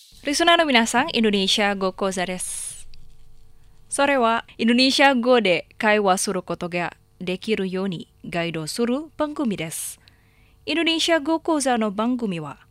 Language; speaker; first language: Japanese; non-native, fluent; Indonesian